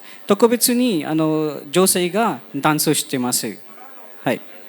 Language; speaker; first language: Japanese; non-native, fluent; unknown